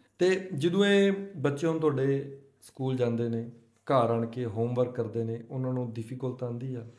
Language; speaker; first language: Punjabi; native; Punjabi